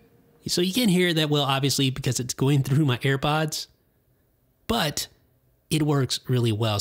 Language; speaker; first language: English; native; English